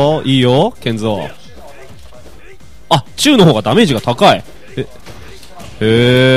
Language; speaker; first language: Japanese; native; Japanese